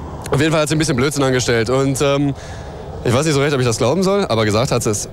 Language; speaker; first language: German; native; German